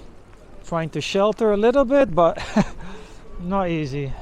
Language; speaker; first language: English; non-native, fluent; Dutch